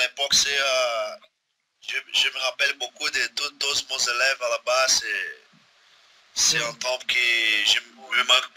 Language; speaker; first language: French; non-native, learner; Portuguese